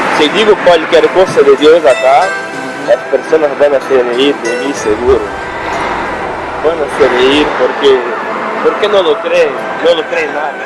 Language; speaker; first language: Spanish; non-native, learner; Portuguese